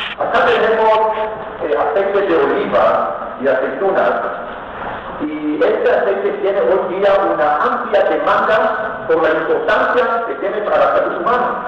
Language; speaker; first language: Spanish; non-native, fluent; Hebrew